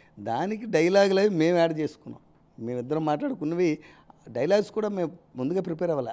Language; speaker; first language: Telugu; native; Telugu